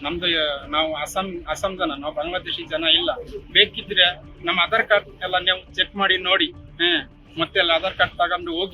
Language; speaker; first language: Kannada; non-native, learner; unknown